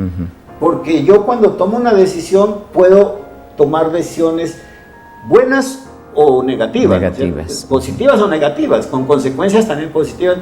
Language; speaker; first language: Spanish; native; Spanish